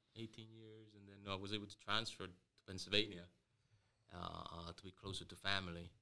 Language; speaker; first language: English; early bilingual, other home language; Spanish